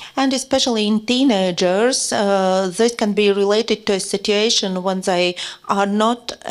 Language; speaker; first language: English; non-native, fluent; Latvian